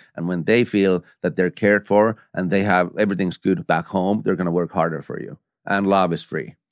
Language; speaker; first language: English; non-native, fluent; Finnish